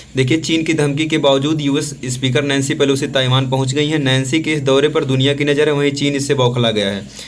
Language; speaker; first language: Hindi; native; Hindi